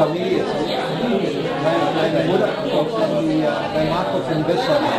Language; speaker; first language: Dutch; early bilingual, heritage; Dutch